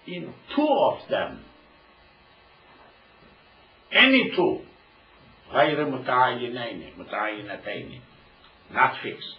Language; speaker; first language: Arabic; non-native, fluent; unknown